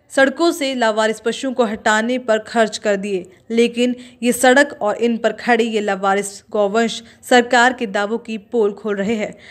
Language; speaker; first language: Hindi; native; Hindi